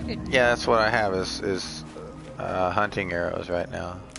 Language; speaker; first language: English; native; English